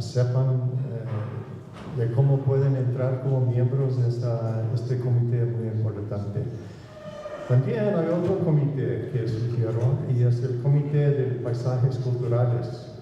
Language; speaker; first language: Spanish; non-native, fluent; English